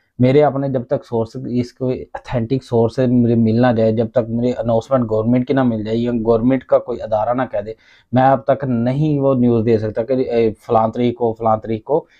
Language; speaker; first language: Urdu; non-native, local second language; Punjabi